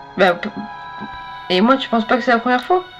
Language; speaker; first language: French; native; French